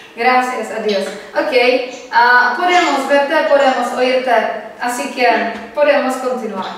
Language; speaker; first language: Spanish; non-native, learner; Czech